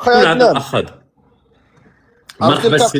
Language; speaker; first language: Arabic; native; Arabic